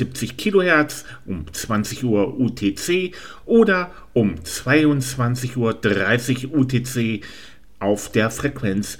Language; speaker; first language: German; native; German